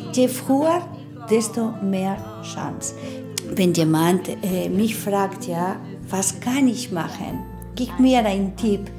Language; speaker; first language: German; non-native, fluent; Spanish